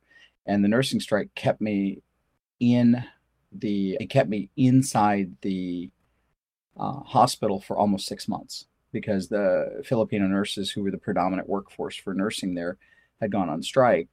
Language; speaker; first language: English; early bilingual, other home language; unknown